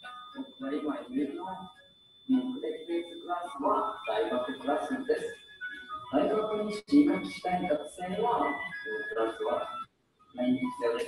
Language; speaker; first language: Japanese; non-native, fluent; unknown